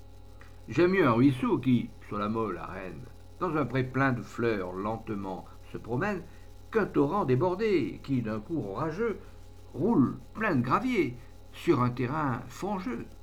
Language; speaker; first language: French; native; French